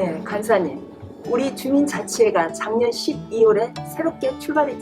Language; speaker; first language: Korean; native; Korean